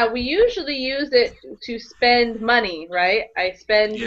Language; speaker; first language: English; native; English